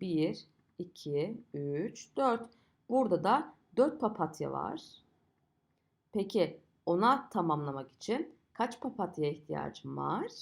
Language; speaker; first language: Turkish; native; Turkish